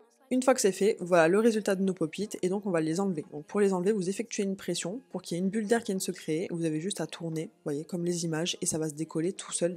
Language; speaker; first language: French; native; French